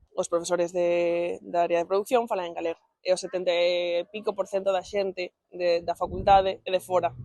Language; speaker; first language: Galician; non-native, local second language; Spanish